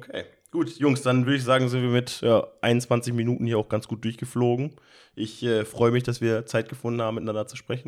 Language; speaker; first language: German; native; German